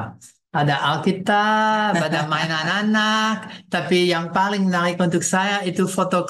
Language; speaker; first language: Indonesian; non-native, fluent; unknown